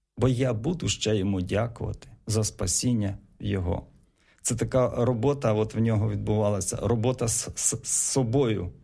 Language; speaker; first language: Ukrainian; native; Ukrainian